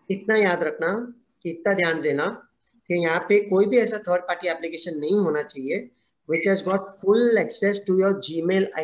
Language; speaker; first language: Hindi; non-native, local second language; Gujarati